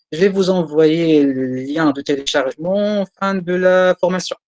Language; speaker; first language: French; non-native, local second language; Arabic